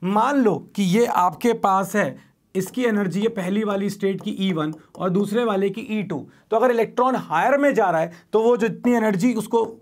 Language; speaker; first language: Hindi; native; Hindi